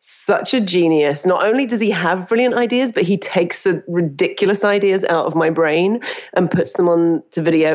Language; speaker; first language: English; native; English